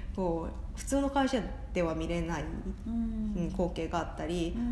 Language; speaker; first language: Japanese; non-native, fluent; Korean